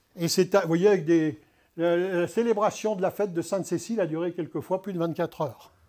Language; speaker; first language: French; native; French